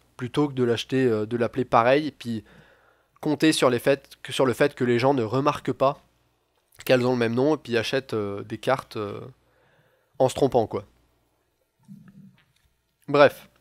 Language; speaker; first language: French; native; French